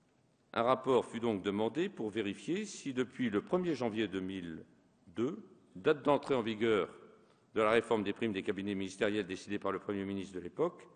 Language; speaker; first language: French; native; French